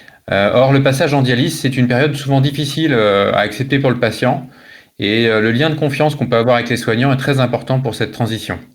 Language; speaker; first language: French; native; French